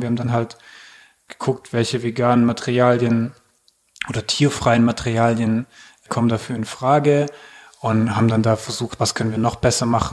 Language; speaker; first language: German; native; German